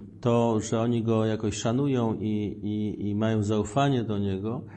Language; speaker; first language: Polish; native; Polish